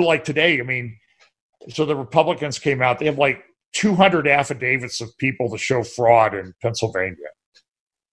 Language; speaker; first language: English; native; English